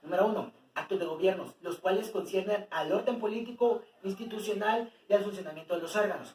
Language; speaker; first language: Spanish; native; Spanish